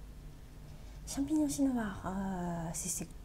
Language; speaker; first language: French; non-native, learner; Japanese